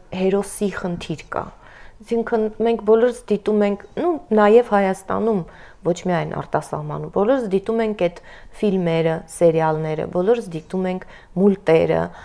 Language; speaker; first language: Armenian; native; Armenian